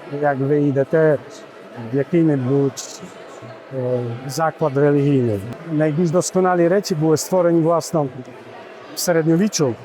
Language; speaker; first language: Ukrainian; early bilingual, heritage; Polish